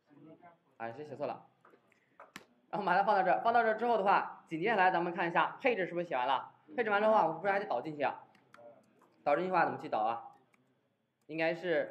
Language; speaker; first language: Chinese; native; Chinese